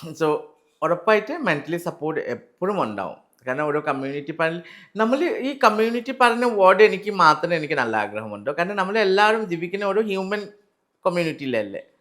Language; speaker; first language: Malayalam; non-native, learner; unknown